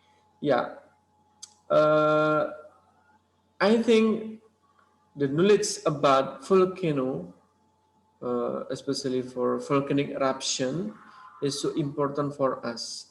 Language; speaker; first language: English; non-native, learner; Indonesian